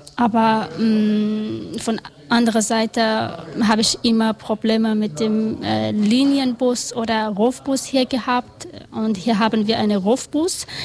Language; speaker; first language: German; non-native, learner; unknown